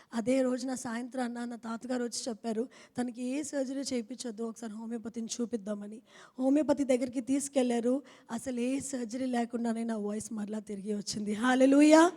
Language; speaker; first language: Telugu; non-native, fluent; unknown